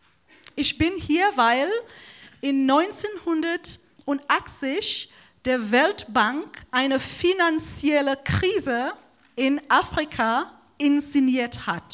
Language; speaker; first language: German; non-native, fluent; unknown